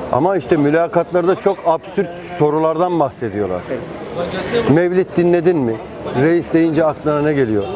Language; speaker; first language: Turkish; native; Turkish